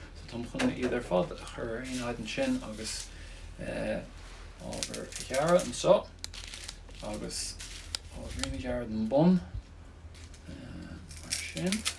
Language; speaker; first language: Irish; native; Irish